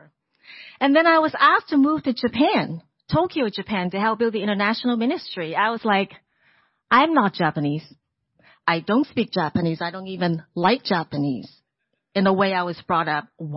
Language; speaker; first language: English; non-native, local second language; Cantonese